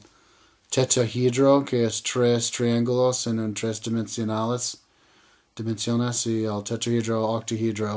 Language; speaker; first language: Spanish; non-native, learner; English